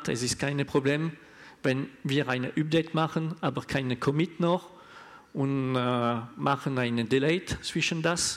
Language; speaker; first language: German; non-native, learner; French